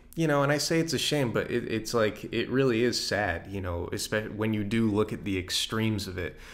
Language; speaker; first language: English; native; English